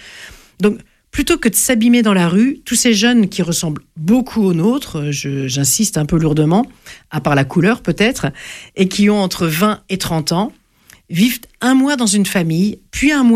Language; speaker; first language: French; native; French